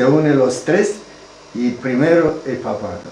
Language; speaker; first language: Spanish; non-native, learner; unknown